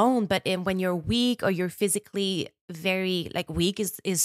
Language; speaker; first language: English; non-native, fluent; French